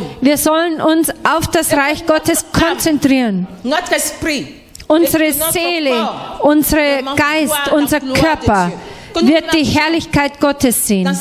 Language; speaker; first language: German; non-native, fluent; French